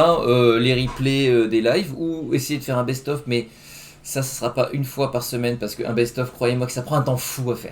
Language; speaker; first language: French; native; French